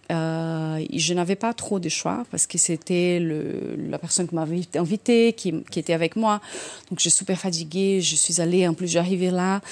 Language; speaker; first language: French; non-native, fluent; Portuguese